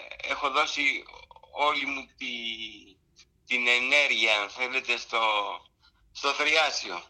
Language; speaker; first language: Greek; native; Greek